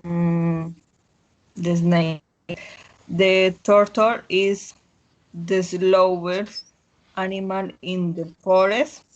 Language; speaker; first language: English; non-native, learner; Spanish